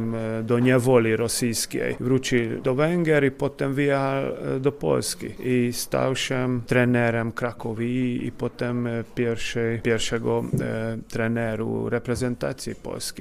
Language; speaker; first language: Polish; non-native, fluent; Hungarian